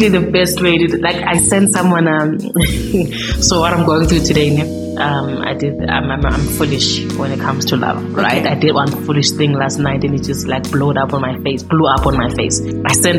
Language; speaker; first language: English; non-native, local second language; Xhosa